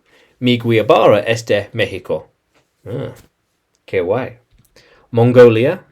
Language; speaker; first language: Spanish; non-native, learner; English